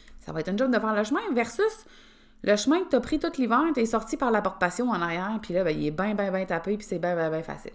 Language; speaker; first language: French; native; French